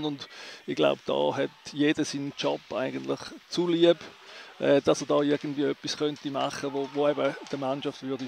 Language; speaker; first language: German; native; German